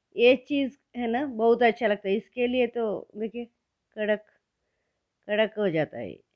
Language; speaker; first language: Hindi; non-native, local second language; Kannada